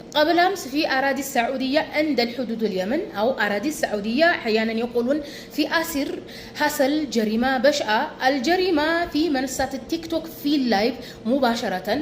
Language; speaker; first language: Arabic; non-native, fluent; Amharic